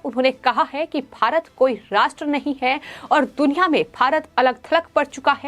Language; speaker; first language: Hindi; native; Hindi